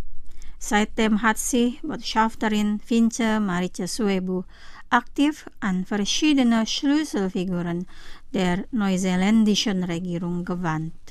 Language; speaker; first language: German; non-native, fluent; Indonesian